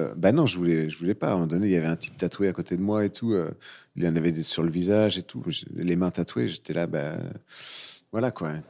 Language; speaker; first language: French; native; French